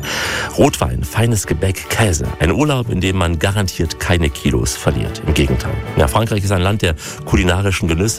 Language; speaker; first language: German; native; German